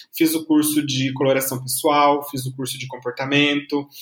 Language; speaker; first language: Portuguese; native; Portuguese